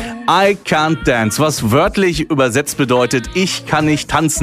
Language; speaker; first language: German; native; German